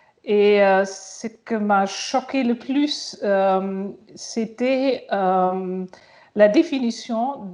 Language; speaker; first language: French; non-native, fluent; German